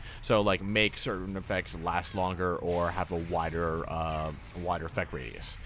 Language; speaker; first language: English; native; English